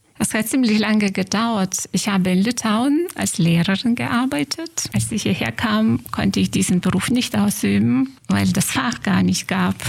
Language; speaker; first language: German; non-native, fluent; Lithuanian